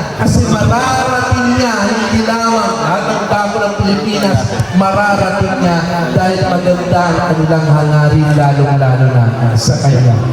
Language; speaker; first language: Filipino; non-native, local second language; Iloko